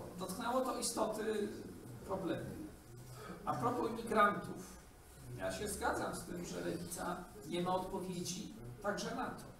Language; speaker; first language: Polish; native; Polish